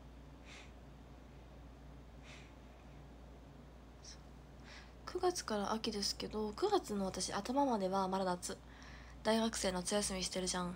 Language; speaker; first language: Japanese; native; Japanese